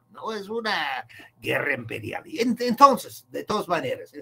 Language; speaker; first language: Spanish; non-native, fluent; English